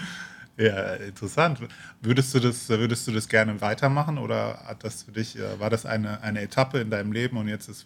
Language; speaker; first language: German; native; German